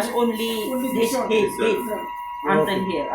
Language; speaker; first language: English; non-native, learner; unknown